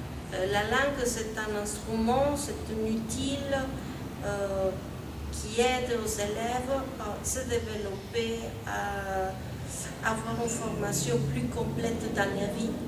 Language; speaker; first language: French; non-native, fluent; Spanish